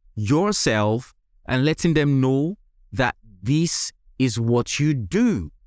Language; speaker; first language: English; non-native, local second language; Yoruba